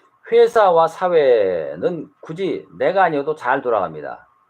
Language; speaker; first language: Korean; native; Korean